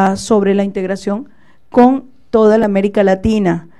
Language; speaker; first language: Spanish; native; Spanish